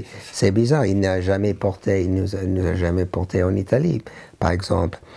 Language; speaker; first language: French; non-native, learner; English